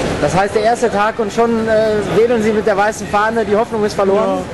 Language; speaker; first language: German; native; German